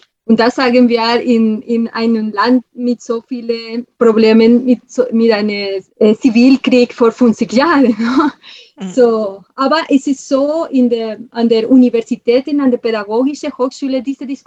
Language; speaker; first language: German; non-native, fluent; Spanish